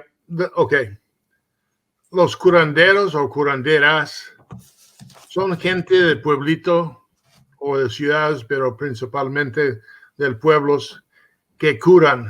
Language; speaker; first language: Spanish; early bilingual, heritage; Spanish